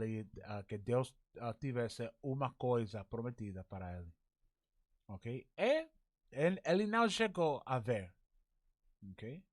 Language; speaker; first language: Portuguese; non-native, learner; English